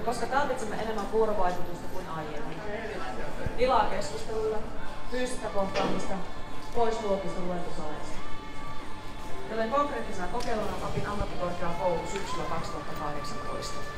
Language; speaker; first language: Finnish; native; Finnish